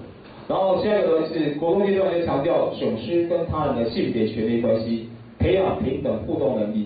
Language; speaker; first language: Chinese; native; Chinese